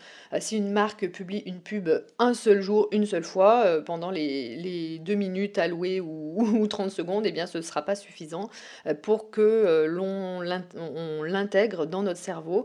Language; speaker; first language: French; native; French